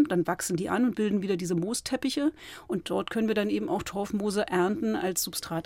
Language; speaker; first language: German; native; German